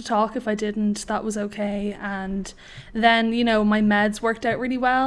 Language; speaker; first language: English; native; English